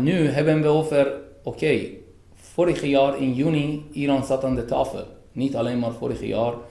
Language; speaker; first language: Dutch; non-native, fluent; Persian